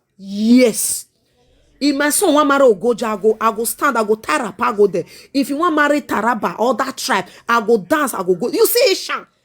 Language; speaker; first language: Nigerian Pidgin; non-native, local second language; Esan